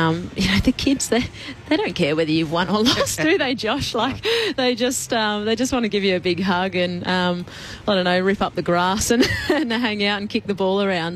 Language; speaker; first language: English; native; English